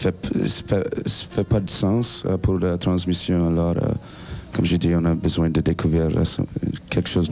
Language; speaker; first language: French; non-native, learner; English